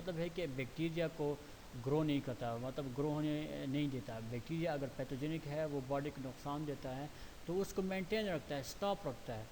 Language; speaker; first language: Urdu; non-native, local second language; Pashto